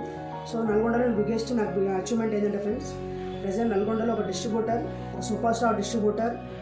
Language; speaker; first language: Telugu; native; Telugu